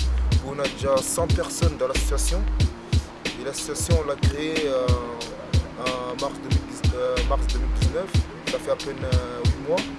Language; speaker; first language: French; native; French